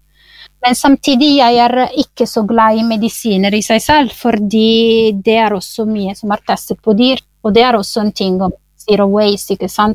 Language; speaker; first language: Norwegian; non-native, fluent; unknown